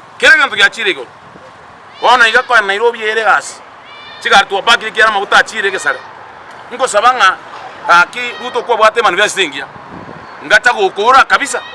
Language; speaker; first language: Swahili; non-native, local second language; Gusii